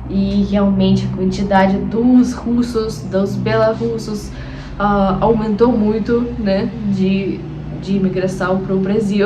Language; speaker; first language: Portuguese; non-native, fluent; Russian